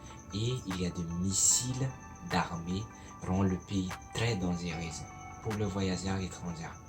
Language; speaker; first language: French; non-native, local second language; Malagasy